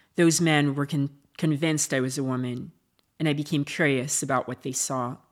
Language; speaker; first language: English; non-native, local second language; Filipino